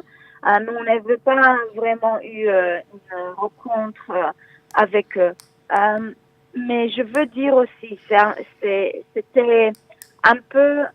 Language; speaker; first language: French; non-native, fluent; Hebrew